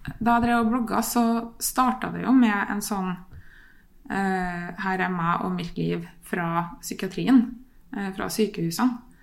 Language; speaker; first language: Norwegian; native; Norwegian